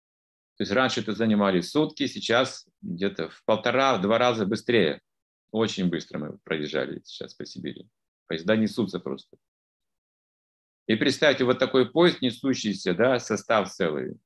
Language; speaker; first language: Russian; native; Russian